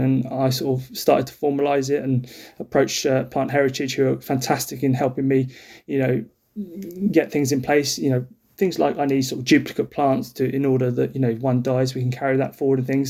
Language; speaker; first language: English; native; English